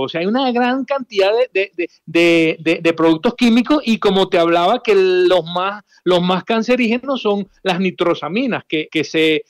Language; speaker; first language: Spanish; native; Spanish